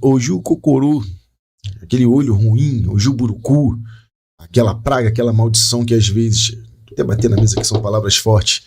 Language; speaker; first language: Portuguese; native; Portuguese